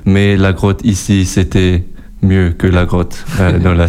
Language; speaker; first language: French; non-native, local second language; German